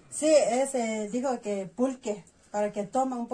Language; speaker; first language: Spanish; non-native, local second language; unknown